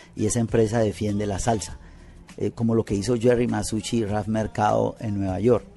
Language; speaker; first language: Spanish; native; Spanish